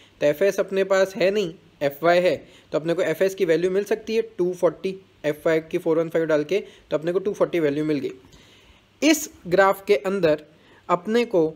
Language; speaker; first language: Hindi; non-native, local second language; Gujarati